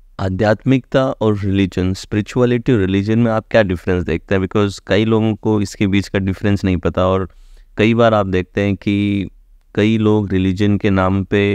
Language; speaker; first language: Hindi; native; Hindi